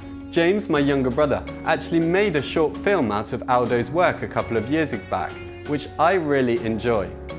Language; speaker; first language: English; early bilingual, other home language; French